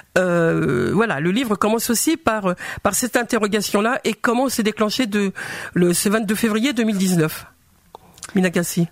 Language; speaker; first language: French; native; French